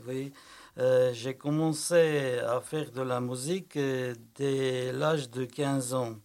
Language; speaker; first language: French; non-native, learner; Kurdish